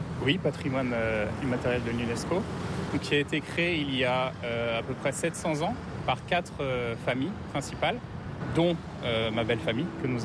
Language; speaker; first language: French; native; French